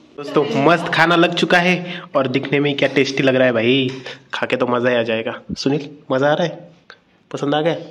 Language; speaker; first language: Hindi; non-native, local second language; Marathi